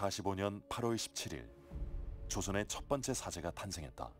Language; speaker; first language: Korean; native; Korean